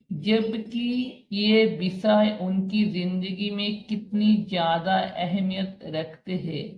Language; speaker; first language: Hindi; non-native, fluent; Bangla